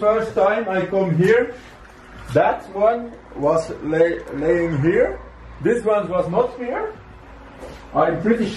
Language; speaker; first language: English; non-native, learner; Dutch